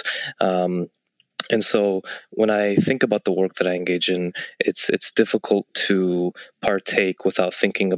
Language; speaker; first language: English; native; English